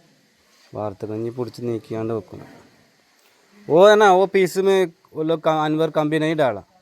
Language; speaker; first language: Hindi; non-native, local second language; Malayalam